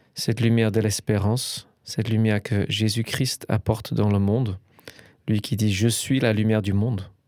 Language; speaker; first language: French; non-native, fluent; English